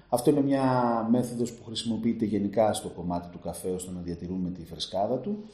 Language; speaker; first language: Greek; native; Greek